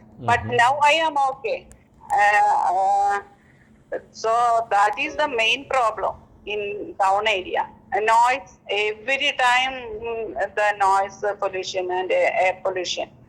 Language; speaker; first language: English; non-native, local second language; Malayalam